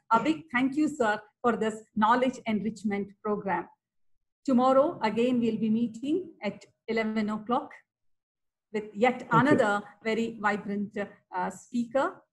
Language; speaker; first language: English; non-native, local second language; Kannada